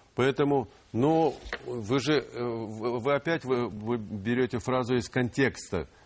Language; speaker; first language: Russian; non-native, local second language; Ukrainian